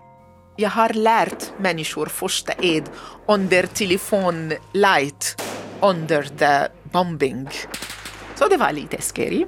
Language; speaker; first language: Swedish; non-native, learner; Arabic